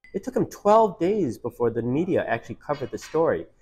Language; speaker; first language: English; native; English